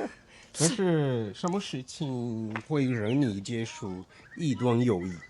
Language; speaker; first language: Chinese; non-native, learner; Portuguese